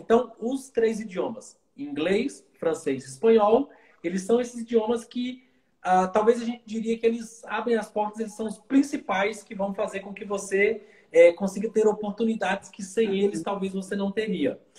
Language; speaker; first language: Portuguese; native; Portuguese